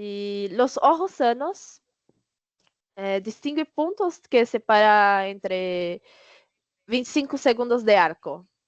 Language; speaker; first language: Spanish; non-native, learner; Portuguese